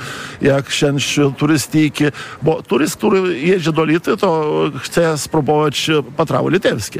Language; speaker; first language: Polish; non-native, fluent; Lithuanian